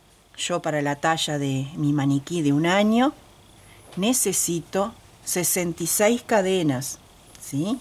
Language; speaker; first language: Spanish; native; Spanish